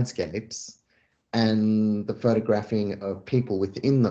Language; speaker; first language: English; native; English